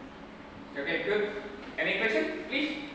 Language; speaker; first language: English; non-native, learner; Indonesian